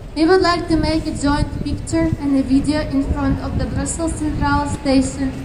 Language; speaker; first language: English; non-native, fluent; Ukrainian